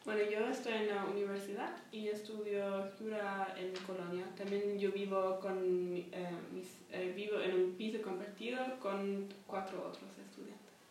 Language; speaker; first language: Spanish; non-native, learner; German